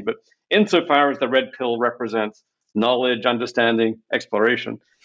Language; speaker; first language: English; native; English